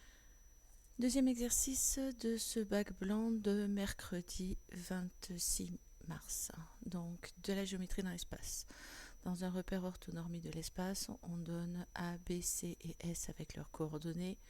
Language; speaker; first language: French; native; French